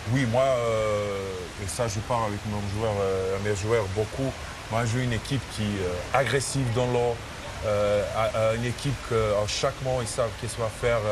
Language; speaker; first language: French; non-native, fluent; Serbian